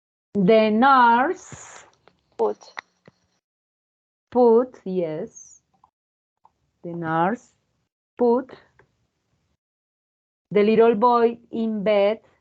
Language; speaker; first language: English; non-native, fluent; Spanish